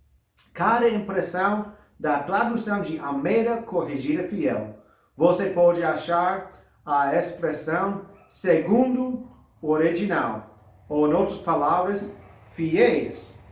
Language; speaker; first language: Portuguese; non-native, fluent; English